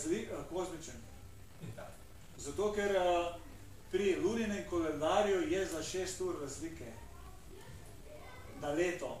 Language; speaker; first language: Slovenian; native; Slovenian